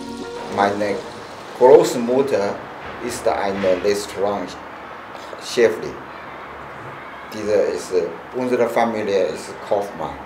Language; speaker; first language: German; non-native, learner; Chinese